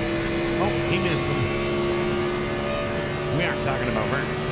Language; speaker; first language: English; native; English